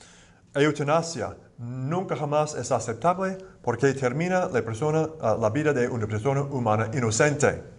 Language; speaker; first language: Spanish; non-native, fluent; English